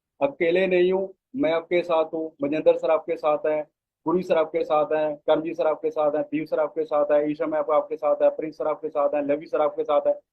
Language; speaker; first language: Hindi; native; Hindi